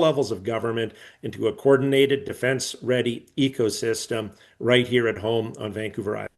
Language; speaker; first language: English; native; English